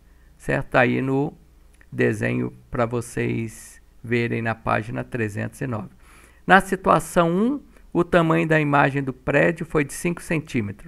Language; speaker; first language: Portuguese; native; Portuguese